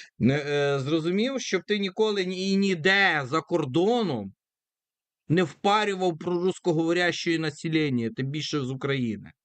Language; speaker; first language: Ukrainian; native; Ukrainian